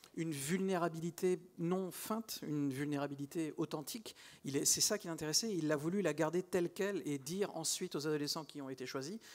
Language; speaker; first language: French; native; French